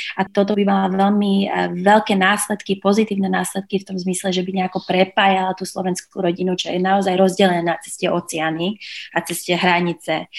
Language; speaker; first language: Slovak; early bilingual, heritage; Slovak